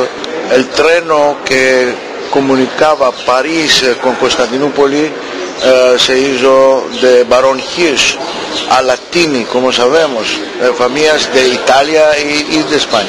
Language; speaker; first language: Spanish; early bilingual, heritage; Ladino